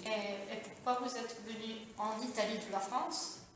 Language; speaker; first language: French; non-native, fluent; Italian